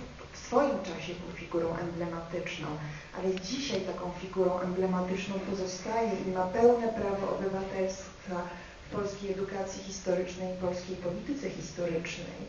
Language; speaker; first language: Polish; native; Polish